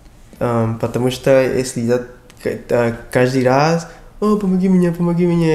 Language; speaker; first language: Russian; non-native, learner; English